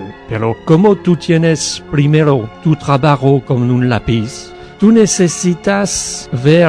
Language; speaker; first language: Spanish; non-native, learner; French